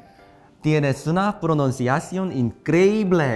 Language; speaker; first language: Spanish; non-native, learner; Korean